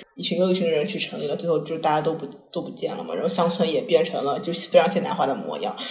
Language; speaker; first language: Chinese; non-native, local second language; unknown